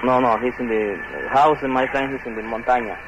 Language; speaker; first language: English; non-native, learner; Spanish